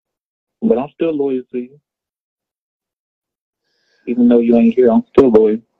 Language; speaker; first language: English; native; English